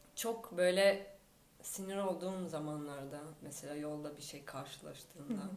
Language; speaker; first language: Turkish; non-native, fluent; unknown